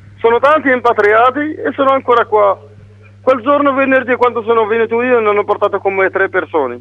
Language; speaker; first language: Italian; non-native, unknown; Arabic